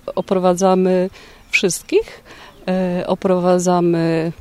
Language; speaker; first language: Polish; native; Polish